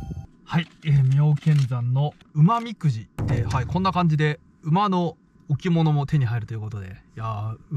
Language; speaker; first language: Japanese; native; Japanese